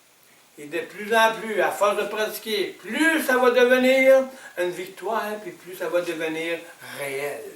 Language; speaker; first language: French; native; French